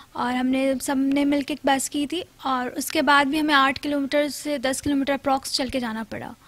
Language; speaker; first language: Hindi; native; Hindi